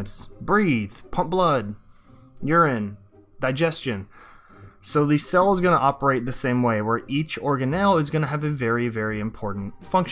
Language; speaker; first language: English; native; English